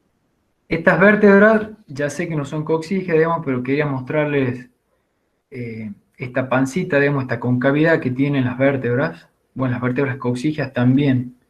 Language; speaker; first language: Spanish; native; Spanish